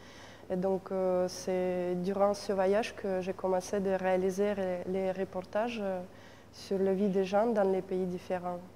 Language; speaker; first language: French; non-native, fluent; Russian